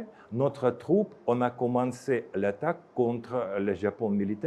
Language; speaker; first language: French; non-native, fluent; Russian